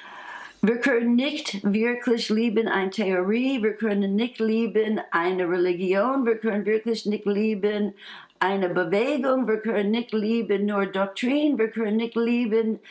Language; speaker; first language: German; non-native, fluent; English